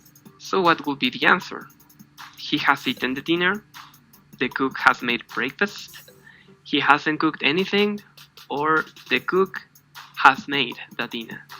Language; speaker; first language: English; non-native, fluent; Spanish